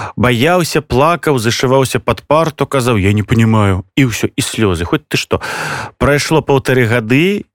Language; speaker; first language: Belarusian; native; Belarusian